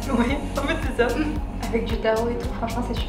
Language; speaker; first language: French; native; French